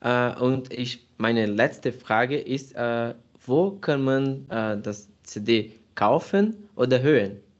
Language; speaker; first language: German; non-native, fluent; Portuguese